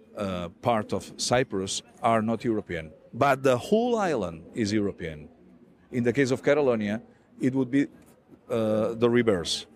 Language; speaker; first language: English; non-native, fluent; Catalan